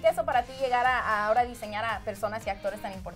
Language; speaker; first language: Spanish; native; Spanish